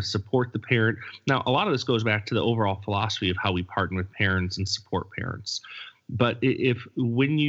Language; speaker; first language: English; native; English